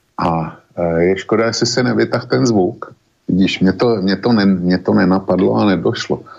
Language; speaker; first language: Czech; native; Czech